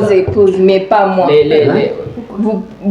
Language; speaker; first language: French; non-native, learner; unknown